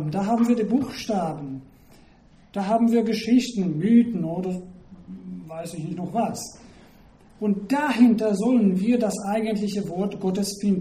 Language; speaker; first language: German; non-native, fluent; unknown